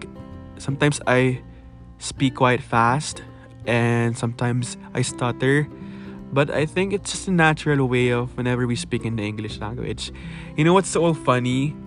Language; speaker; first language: English; non-native, local second language; Filipino